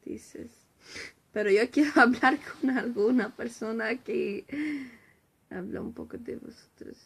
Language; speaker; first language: Spanish; non-native, learner; Swedish